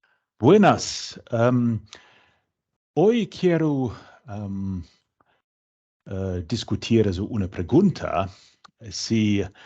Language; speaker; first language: Spanish; non-native, fluent; English